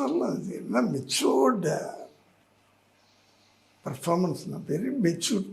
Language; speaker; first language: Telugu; non-native, learner; Tamil